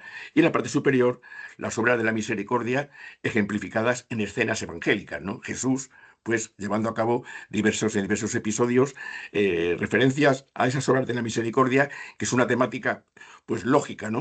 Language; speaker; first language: Spanish; native; Spanish